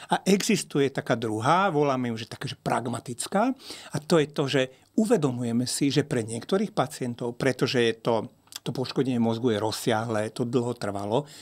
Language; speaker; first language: Slovak; non-native, local second language; Hungarian